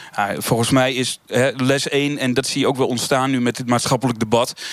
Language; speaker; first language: Dutch; native; Dutch